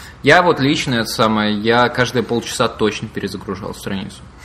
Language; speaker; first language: Russian; native; Russian